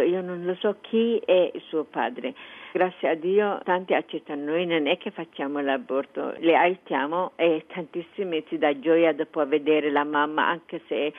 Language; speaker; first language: Italian; non-native, fluent; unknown